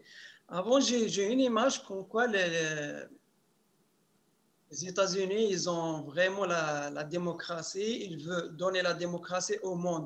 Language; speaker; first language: French; non-native, local second language; Arabic